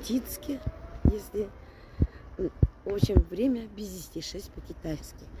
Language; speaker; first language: Russian; native; Russian